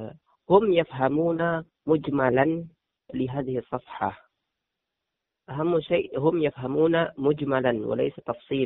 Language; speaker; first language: Arabic; non-native, learner; Indonesian